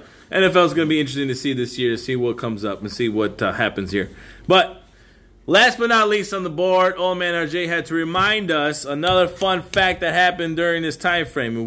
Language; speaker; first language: English; native; English